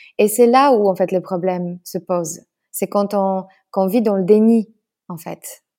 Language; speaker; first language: French; non-native, fluent; Polish